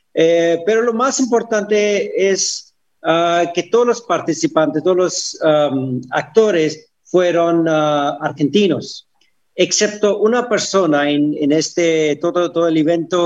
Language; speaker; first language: Spanish; non-native, fluent; Hindi